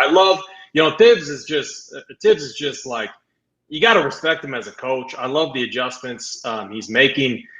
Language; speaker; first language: English; native; English